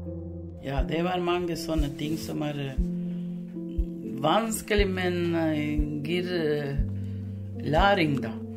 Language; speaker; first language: Norwegian; non-native, fluent; Spanish